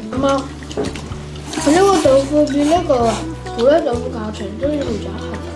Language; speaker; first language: Chinese; native; Chinese